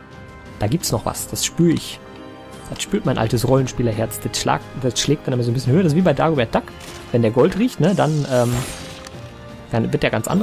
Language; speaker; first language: German; native; German